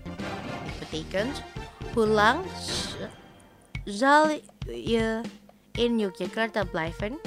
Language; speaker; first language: Dutch; non-native, fluent; Indonesian